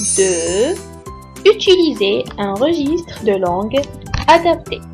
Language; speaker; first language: French; non-native, local second language; Arabic